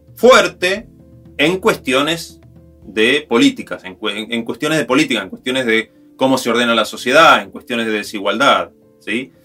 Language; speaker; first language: Spanish; native; Spanish